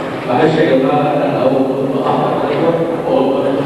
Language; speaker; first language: Arabic; native; Arabic